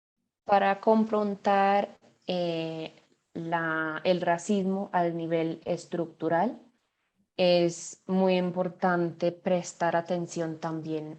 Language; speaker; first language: Spanish; non-native, fluent; English